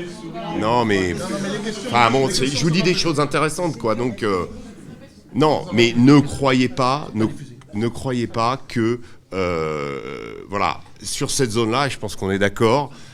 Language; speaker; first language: French; native; French